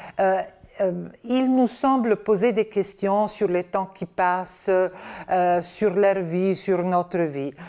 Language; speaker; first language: French; non-native, fluent; Italian